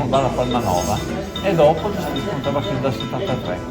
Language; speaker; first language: Italian; non-native, fluent; Albanian